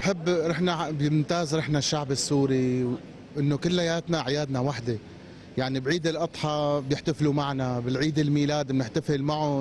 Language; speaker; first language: Arabic; native; Arabic